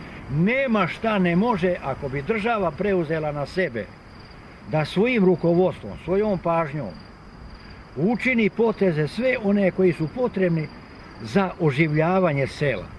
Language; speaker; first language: Bosnian; native; Bosnian